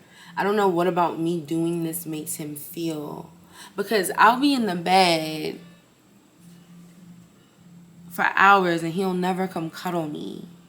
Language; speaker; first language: English; native; English